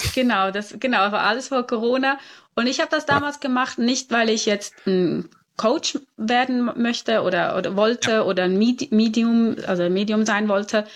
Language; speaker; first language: German; native; German